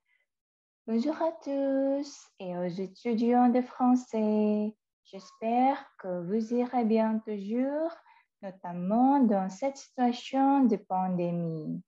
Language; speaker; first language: French; non-native, fluent; Indonesian